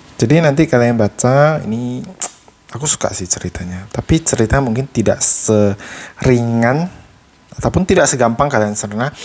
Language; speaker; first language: Indonesian; native; Indonesian